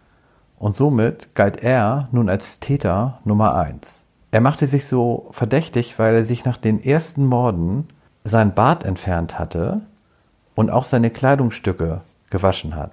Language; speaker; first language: German; native; German